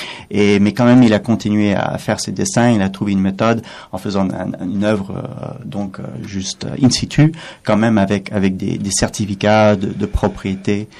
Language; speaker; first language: French; non-native, fluent; English